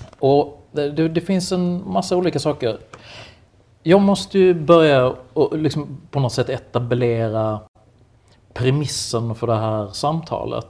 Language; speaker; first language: Swedish; native; Swedish